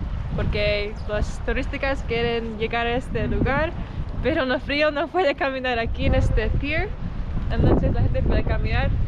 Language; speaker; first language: Spanish; non-native, learner; English